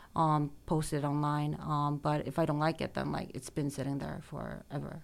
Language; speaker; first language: English; early bilingual, other home language; Korean